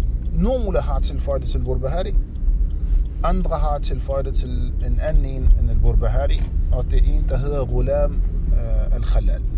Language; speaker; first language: Danish; non-native, fluent; Arabic